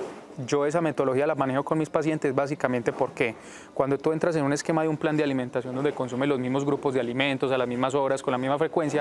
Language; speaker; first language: Spanish; native; Spanish